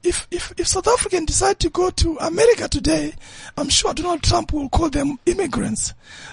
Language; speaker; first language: English; non-native, local second language; Shona